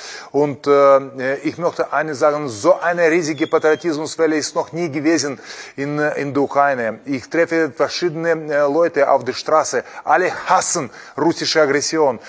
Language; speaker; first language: German; non-native, fluent; Russian